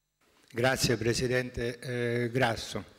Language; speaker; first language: Italian; native; Italian